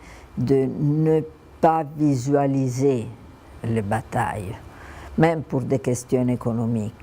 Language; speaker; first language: French; non-native, fluent; Italian